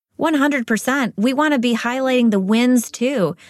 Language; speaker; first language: English; native; English